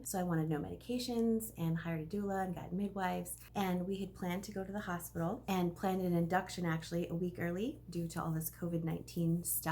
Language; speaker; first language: English; native; English